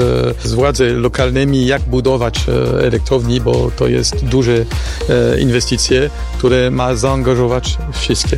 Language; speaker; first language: Polish; non-native, fluent; French